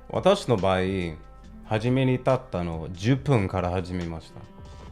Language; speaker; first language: Japanese; non-native, learner; English